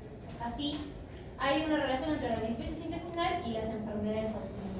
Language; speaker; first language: Spanish; native; Spanish